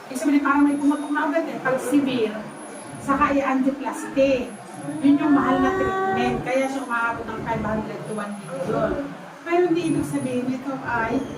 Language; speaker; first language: Filipino; native; Filipino